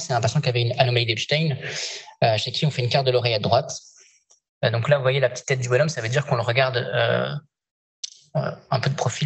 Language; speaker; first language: French; native; French